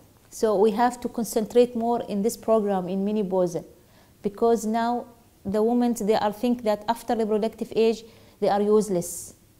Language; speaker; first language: English; non-native, fluent; Arabic